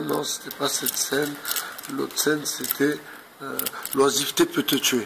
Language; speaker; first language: French; native; French